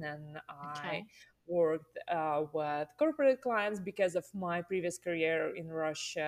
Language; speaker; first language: English; non-native, fluent; Russian